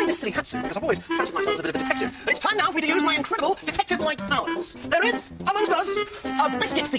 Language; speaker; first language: English; native; English